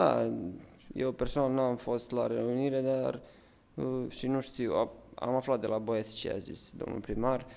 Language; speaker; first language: Romanian; non-native, fluent; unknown